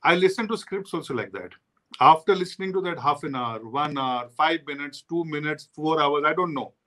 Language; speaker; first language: English; non-native, local second language; Hindi